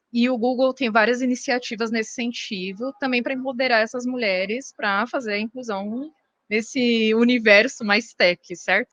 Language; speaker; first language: Portuguese; native; Portuguese